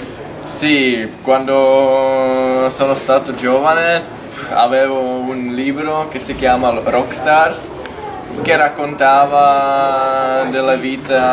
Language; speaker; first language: Italian; non-native, fluent; Czech